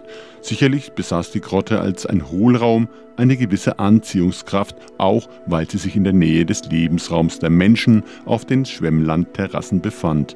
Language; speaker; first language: German; native; German